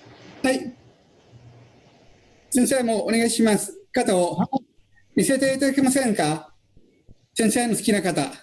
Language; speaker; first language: Japanese; non-native, fluent; Italian